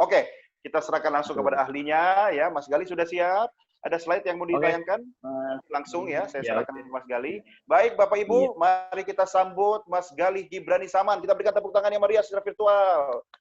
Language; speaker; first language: Indonesian; native; Indonesian